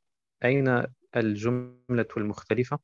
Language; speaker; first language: Arabic; non-native, fluent; German